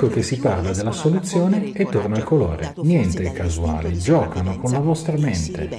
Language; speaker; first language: Italian; native; Italian